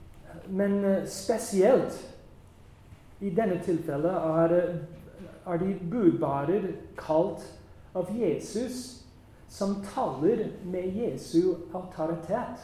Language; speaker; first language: Norwegian; non-native, fluent; English